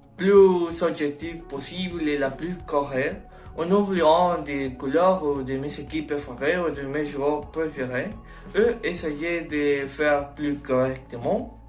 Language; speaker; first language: French; non-native, learner; Spanish